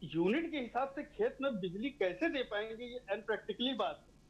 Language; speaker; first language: Hindi; native; Hindi